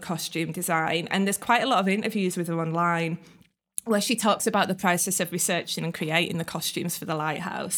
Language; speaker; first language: English; native; English